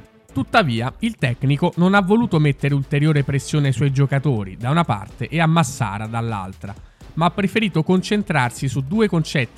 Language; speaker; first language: Italian; native; Italian